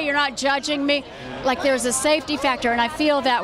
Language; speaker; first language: English; native; English